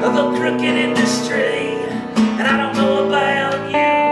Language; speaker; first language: English; native; English